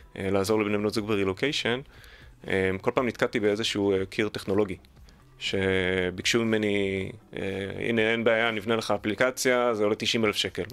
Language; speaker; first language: Hebrew; native; Hebrew